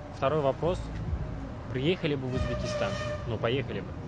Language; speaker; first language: Russian; non-native, learner; Uzbek